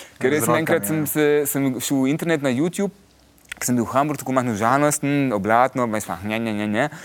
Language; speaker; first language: Slovenian; early bilingual, heritage; Slovenian